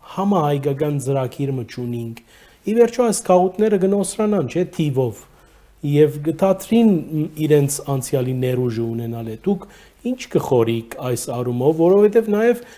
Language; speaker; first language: Armenian; native; Armenian